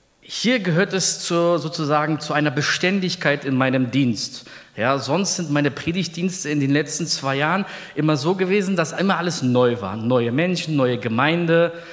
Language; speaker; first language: German; early bilingual, other home language; Polish